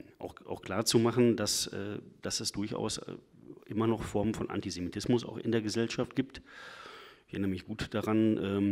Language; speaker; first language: German; native; German